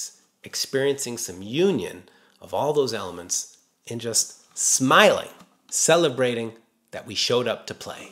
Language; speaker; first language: English; native; English